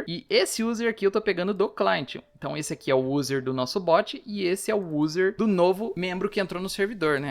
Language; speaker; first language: Portuguese; native; Portuguese